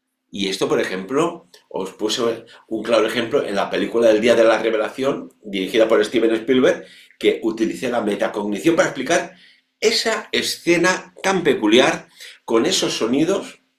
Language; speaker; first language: Spanish; non-native, local second language; Catalan